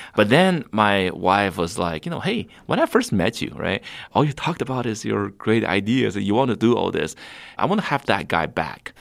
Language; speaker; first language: English; non-native, fluent; Chinese